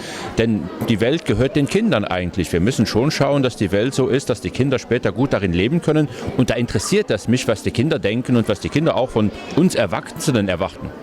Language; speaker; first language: German; non-native, local second language; Luxembourgish